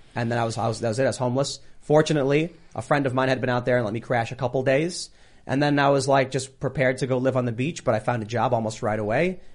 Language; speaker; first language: English; native; English